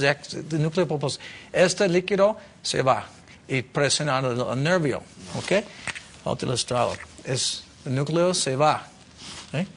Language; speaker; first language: Spanish; non-native, learner; English